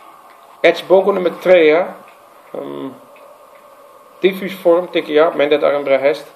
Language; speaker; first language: Swedish; non-native, fluent; Dutch